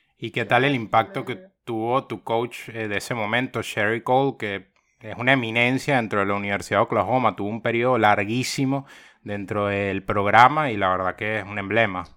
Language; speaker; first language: Spanish; native; Spanish